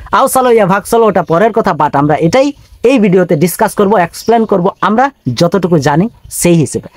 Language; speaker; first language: Bangla; non-native, local second language; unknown